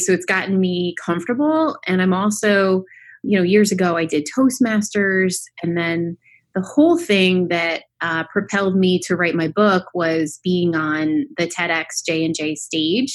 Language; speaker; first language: English; native; English